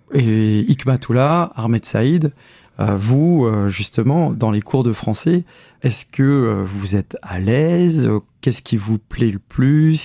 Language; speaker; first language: French; native; French